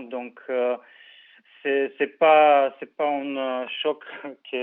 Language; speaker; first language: French; non-native, fluent; Bulgarian